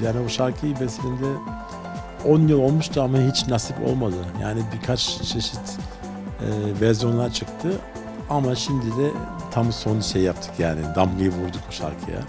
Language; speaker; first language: Turkish; early bilingual, heritage; Turkish